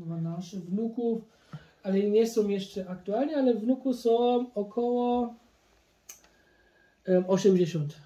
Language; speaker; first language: Polish; early bilingual, heritage; German